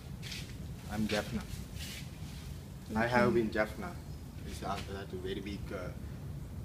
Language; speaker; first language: English; non-native, learner; Sinhala